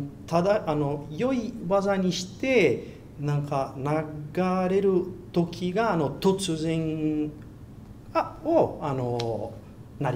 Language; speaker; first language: Japanese; non-native, learner; Portuguese